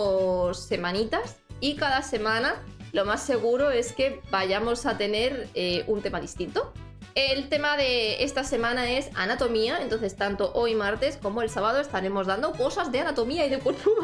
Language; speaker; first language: Spanish; native; Spanish